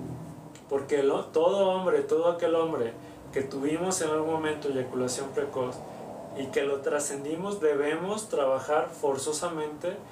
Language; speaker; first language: Spanish; native; Spanish